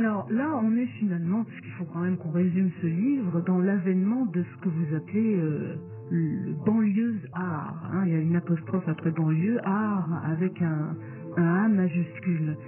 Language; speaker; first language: French; native; French